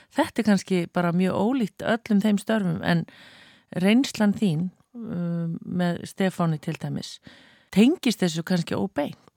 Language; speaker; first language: Icelandic; native; Icelandic